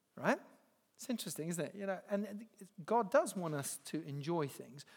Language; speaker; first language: English; native; English